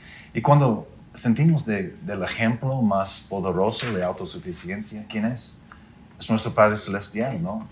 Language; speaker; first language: Spanish; non-native, fluent; English